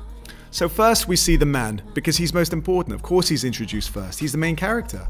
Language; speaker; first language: English; native; English